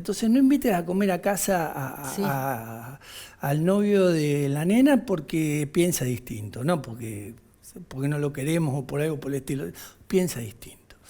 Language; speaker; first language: Spanish; native; Spanish